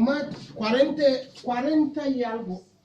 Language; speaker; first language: Spanish; non-native, learner; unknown